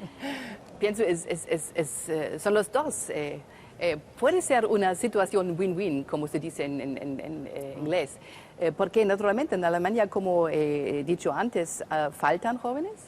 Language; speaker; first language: Spanish; non-native, fluent; German